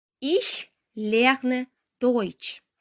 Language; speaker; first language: German; non-native, fluent; Ukrainian